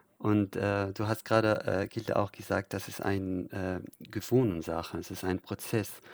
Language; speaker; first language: German; non-native, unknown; Arabic